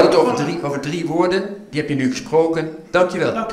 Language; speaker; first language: Dutch; native; Dutch